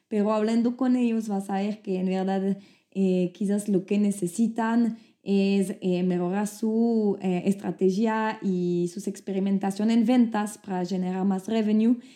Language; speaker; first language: Spanish; non-native, fluent; French